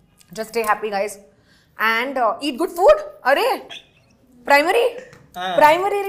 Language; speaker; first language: Telugu; non-native, local second language; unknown